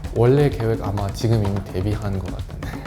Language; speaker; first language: Korean; non-native, learner; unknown